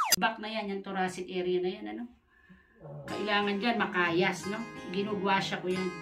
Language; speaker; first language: Filipino; native; Filipino